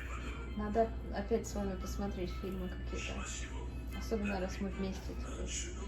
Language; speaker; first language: Russian; early bilingual, heritage; English